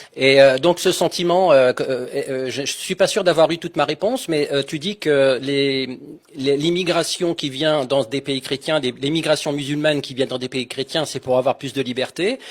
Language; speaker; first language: French; native; French